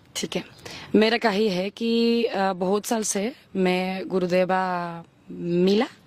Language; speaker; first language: Hindi; non-native, learner; Spanish